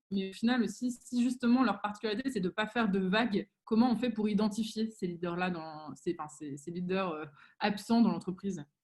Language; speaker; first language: French; native; French